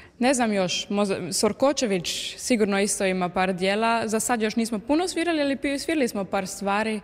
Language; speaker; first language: Croatian; early bilingual, heritage; Croatian